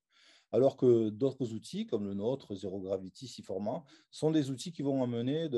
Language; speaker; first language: French; native; French